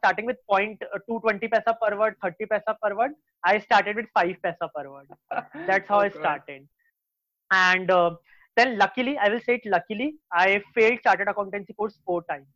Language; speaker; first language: English; non-native, local second language; Hindi